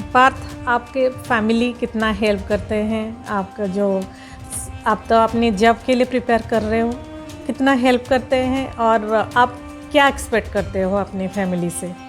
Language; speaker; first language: Hindi; non-native, local second language; Odia